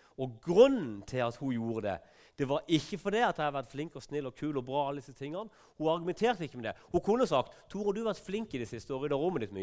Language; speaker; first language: Norwegian; native; Norwegian